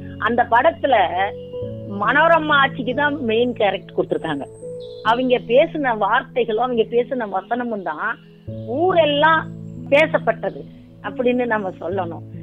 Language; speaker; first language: Tamil; native; Tamil